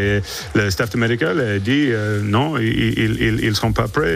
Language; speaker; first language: French; non-native, learner; English